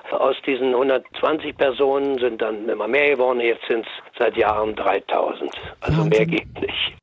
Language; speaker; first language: German; native; German